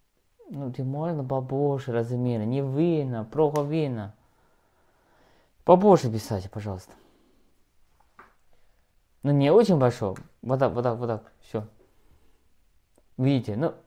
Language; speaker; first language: Russian; non-native, learner; Chinese